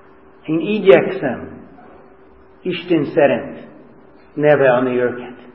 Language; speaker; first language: Hungarian; non-native, fluent; English